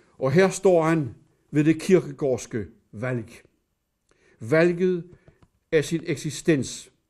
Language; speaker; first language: Danish; native; Danish